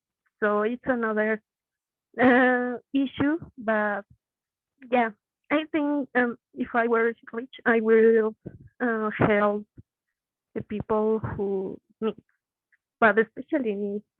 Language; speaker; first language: English; non-native, learner; Spanish